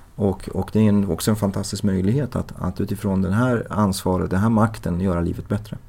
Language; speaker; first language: Swedish; early bilingual, other home language; Persian